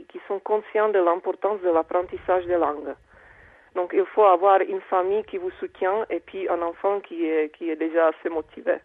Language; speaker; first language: French; non-native, fluent; Czech